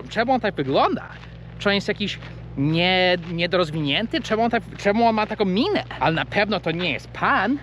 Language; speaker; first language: Polish; non-native, fluent; English